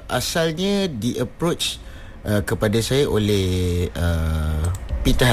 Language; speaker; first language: Malay; native; Malay